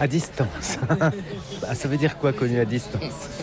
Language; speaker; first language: French; native; French